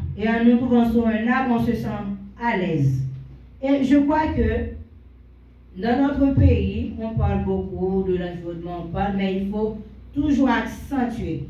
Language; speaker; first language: French; non-native, local second language; Haitian Creole